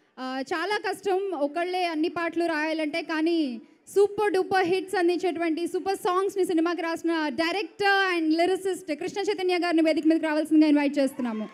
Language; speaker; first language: Telugu; native; Telugu